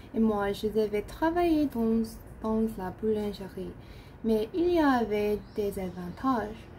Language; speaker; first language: French; non-native, learner; English